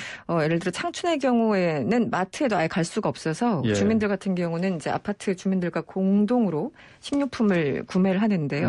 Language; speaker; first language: Korean; native; Korean